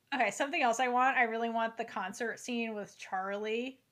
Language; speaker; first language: English; native; English